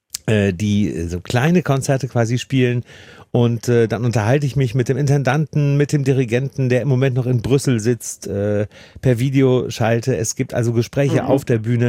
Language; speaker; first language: German; native; German